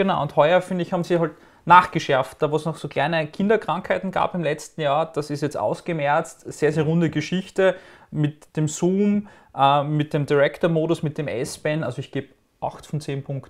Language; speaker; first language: German; native; German